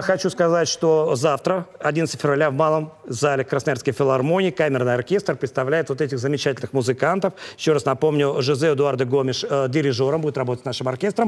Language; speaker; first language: Russian; native; Russian